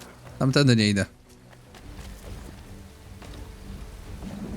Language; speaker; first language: Polish; native; Polish